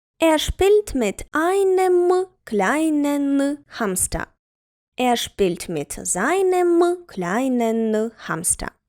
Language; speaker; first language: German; non-native, fluent; Ukrainian